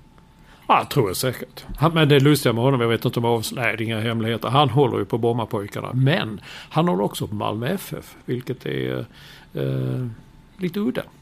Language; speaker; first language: Swedish; native; Swedish